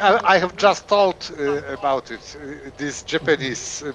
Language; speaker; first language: English; non-native, fluent; Polish